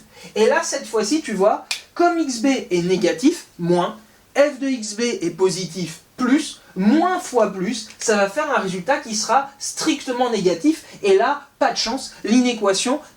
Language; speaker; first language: French; native; French